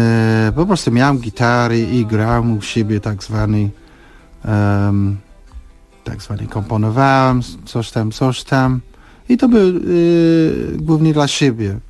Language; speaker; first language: Polish; non-native, fluent; English